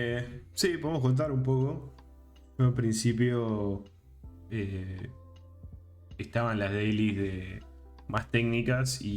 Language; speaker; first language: Spanish; native; Spanish